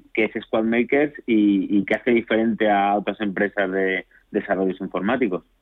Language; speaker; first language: Spanish; native; Spanish